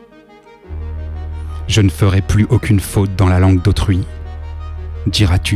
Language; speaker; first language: French; native; French